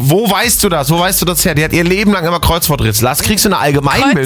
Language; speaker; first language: German; native; German